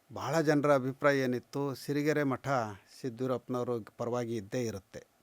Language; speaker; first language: Kannada; native; Kannada